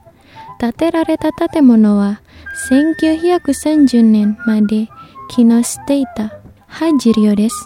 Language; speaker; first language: Japanese; non-native, fluent; Indonesian